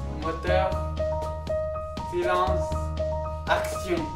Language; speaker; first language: French; native; French